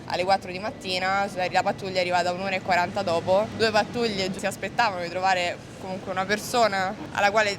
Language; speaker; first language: Italian; native; Italian